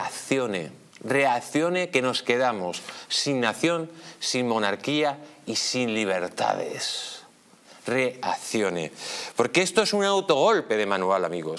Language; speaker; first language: Spanish; native; Spanish